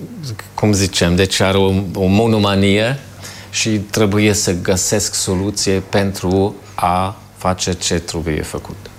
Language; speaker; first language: Romanian; non-native, fluent; German